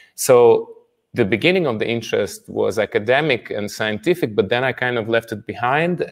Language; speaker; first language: English; non-native, fluent; Russian